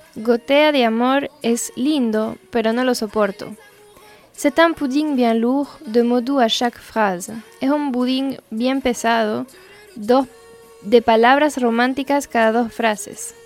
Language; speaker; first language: Spanish; non-native, fluent; French